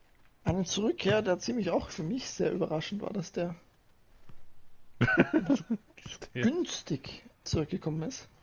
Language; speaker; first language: German; native; German